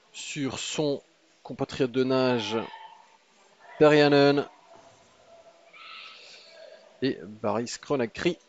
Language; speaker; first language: French; native; French